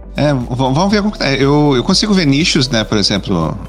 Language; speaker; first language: Portuguese; native; Portuguese